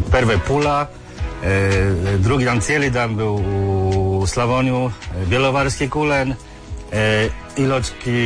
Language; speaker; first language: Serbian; non-native, learner; Polish